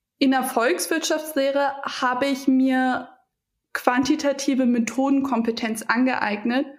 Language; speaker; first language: German; early bilingual, other home language; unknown